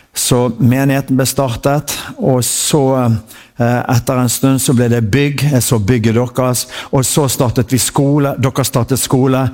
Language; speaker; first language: Norwegian; native; Norwegian